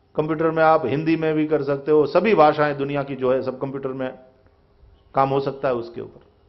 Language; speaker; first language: Hindi; non-native, local second language; Gujarati